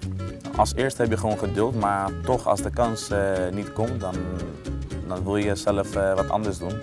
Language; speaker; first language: Dutch; non-native, fluent; Greek